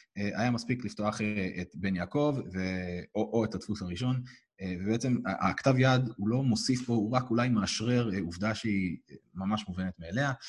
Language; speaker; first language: Hebrew; native; Hebrew